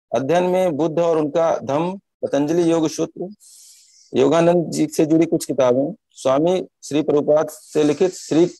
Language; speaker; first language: Hindi; native; Hindi